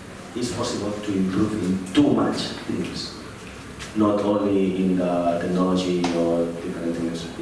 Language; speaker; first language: English; non-native, learner; Spanish